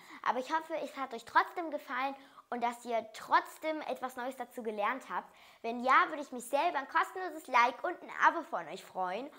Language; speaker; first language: German; early bilingual, other home language; Macedonian